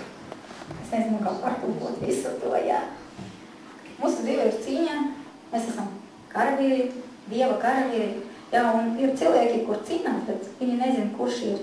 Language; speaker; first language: Latvian; non-native, learner; Russian